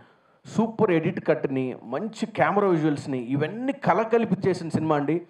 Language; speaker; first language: Telugu; native; Telugu